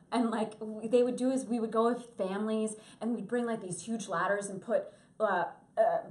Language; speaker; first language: English; native; English